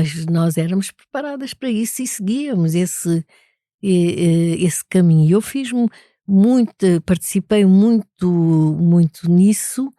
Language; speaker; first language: Portuguese; native; Portuguese